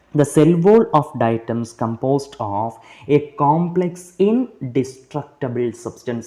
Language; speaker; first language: English; non-native, local second language; Malayalam